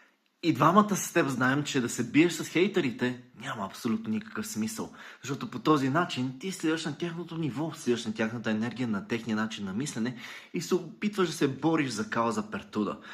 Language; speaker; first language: Bulgarian; native; Bulgarian